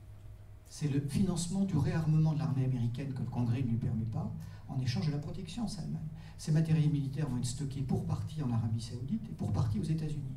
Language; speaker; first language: French; native; French